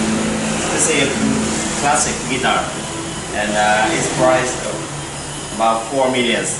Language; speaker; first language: English; non-native, learner; Vietnamese